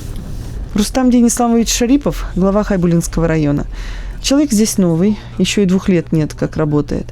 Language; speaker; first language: Russian; native; Russian